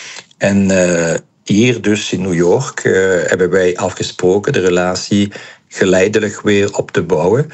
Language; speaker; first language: Dutch; non-native, local second language; French